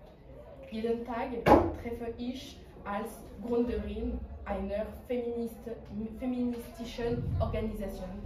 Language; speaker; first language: German; non-native, learner; French